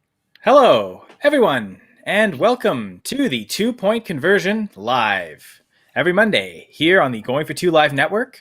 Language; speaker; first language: English; native; English